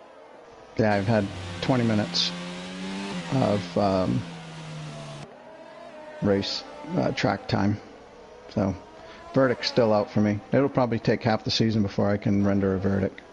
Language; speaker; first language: English; native; English